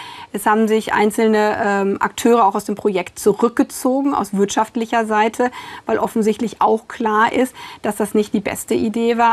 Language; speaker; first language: German; native; German